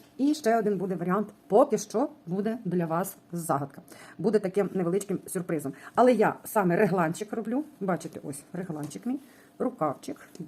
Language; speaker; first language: Ukrainian; native; Ukrainian